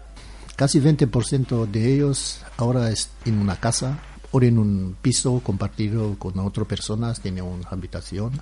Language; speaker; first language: Spanish; non-native, learner; Romanian